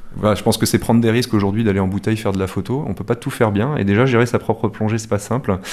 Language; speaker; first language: French; native; French